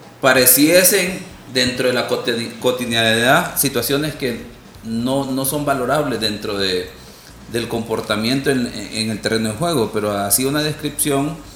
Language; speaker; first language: Spanish; native; Spanish